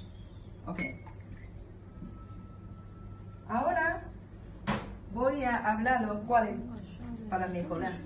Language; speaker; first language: Spanish; non-native, learner; Chinese